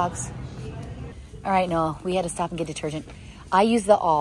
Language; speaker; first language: English; native; English